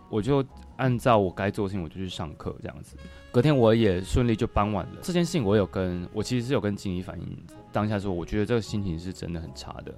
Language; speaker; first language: Chinese; native; Chinese